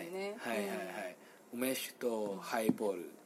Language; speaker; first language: Japanese; non-native, learner; Chinese